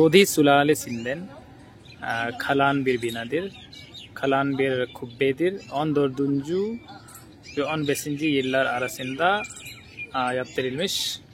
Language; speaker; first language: Turkish; non-native, fluent; Hindi